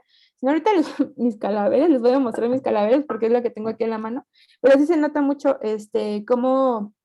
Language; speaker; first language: Spanish; native; Spanish